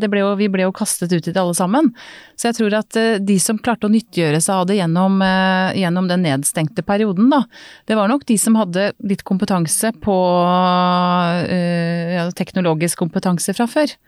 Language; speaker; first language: Norwegian; native; Norwegian